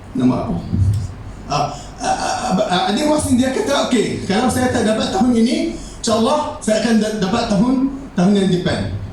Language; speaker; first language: Malay; non-native, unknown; Arabic